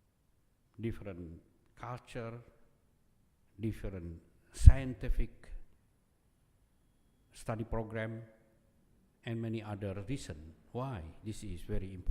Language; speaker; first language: English; non-native, fluent; Indonesian